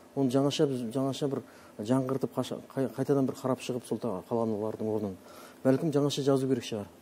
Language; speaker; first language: Kazakh; native; Kazakh